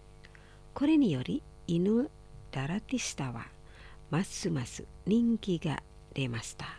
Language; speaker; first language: Japanese; non-native, fluent; Indonesian